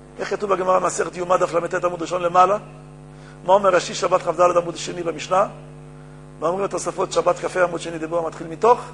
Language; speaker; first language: Hebrew; native; Hebrew